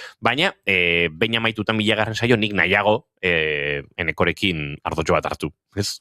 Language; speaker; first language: Basque; native; Basque